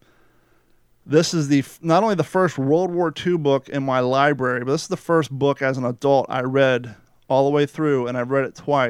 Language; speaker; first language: English; native; English